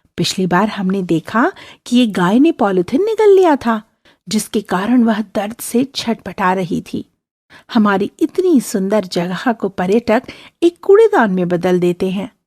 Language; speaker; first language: Hindi; native; Hindi